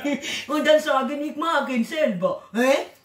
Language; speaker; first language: German; non-native, learner; Waray